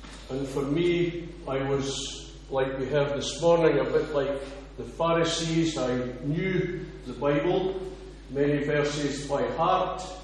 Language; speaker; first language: English; native; English